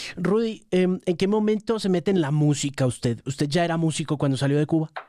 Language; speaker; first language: Spanish; native; Spanish